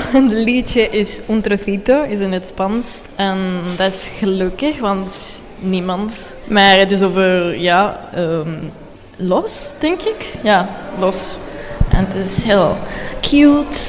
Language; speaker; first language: Dutch; non-native, learner; Spanish